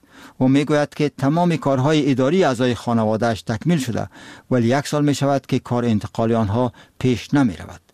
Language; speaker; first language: Persian; native; Persian